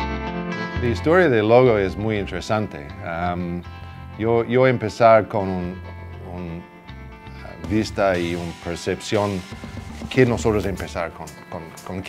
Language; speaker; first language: Spanish; non-native, learner; English